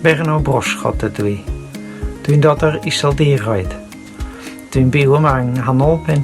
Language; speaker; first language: Welsh; non-native, fluent; Dutch